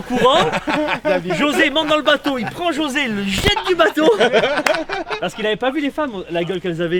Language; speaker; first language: French; native; French